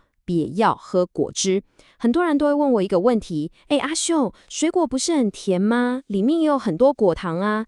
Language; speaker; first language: Chinese; native; Chinese